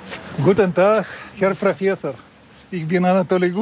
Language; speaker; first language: German; non-native, learner; Russian